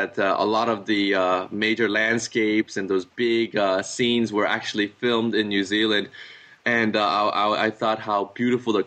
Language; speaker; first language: English; native; English